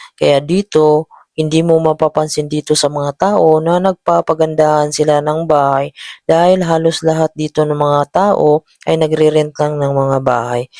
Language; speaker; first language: Filipino; native; Filipino